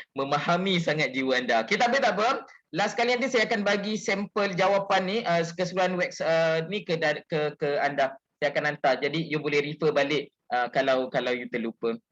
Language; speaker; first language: Malay; native; Malay